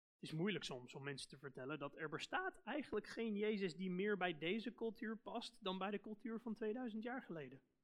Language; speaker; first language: Dutch; non-native, fluent; English